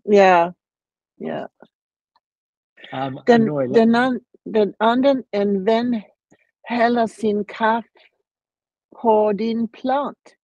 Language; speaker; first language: Danish; non-native, learner; English